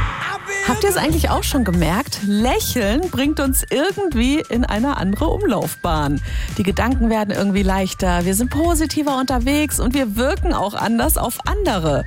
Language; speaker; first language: German; native; German